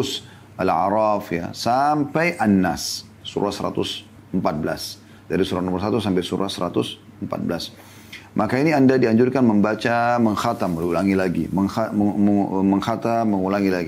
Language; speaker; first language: Indonesian; native; Indonesian